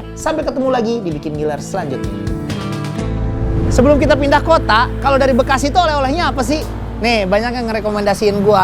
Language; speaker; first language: Indonesian; native; Indonesian